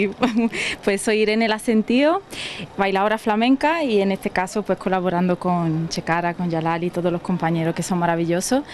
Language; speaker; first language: Spanish; native; Spanish